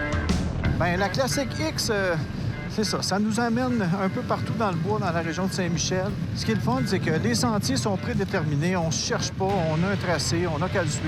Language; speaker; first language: French; native; French